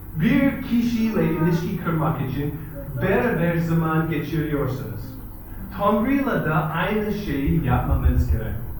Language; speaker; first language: Turkish; non-native, fluent; English